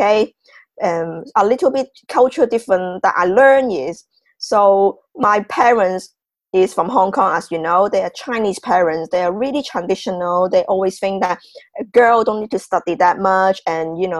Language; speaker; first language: English; non-native, local second language; Cantonese